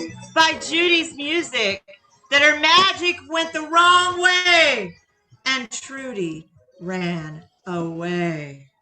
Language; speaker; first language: English; native; English